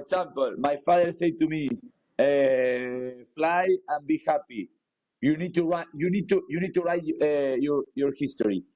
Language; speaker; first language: English; non-native, learner; Spanish